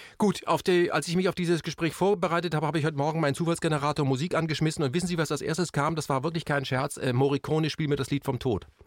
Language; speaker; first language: German; native; German